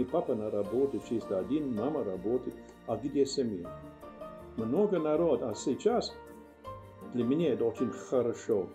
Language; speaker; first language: Russian; non-native, learner; English